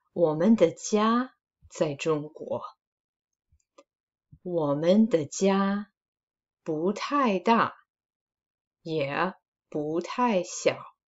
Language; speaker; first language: Chinese; non-native, fluent; English